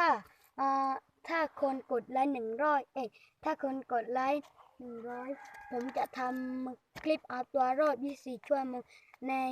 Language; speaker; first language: Thai; native; Thai